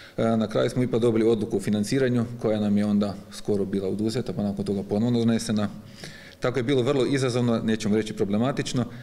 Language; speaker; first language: Croatian; native; Croatian